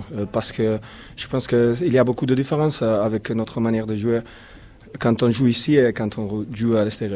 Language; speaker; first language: French; non-native, fluent; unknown